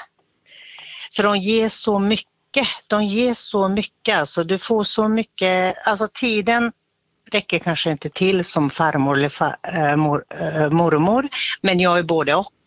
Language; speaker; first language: Swedish; native; Swedish